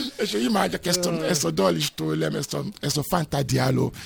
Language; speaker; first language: Hungarian; non-native, learner; Yoruba